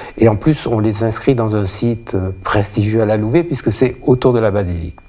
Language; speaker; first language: French; native; French